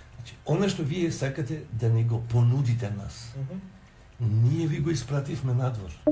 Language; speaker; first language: Macedonian; non-native, local second language; Albanian